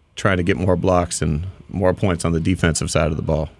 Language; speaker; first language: English; native; English